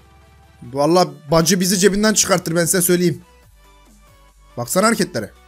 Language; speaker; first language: Turkish; native; Turkish